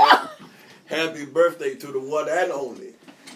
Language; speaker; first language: English; native; English